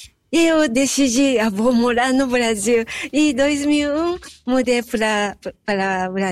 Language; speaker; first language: Portuguese; non-native, learner; Japanese